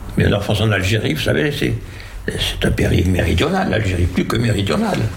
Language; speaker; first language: French; native; French